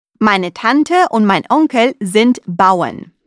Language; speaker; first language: German; non-native, fluent; Russian